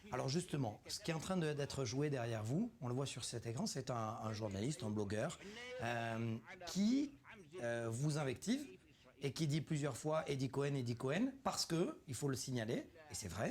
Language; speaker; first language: French; native; French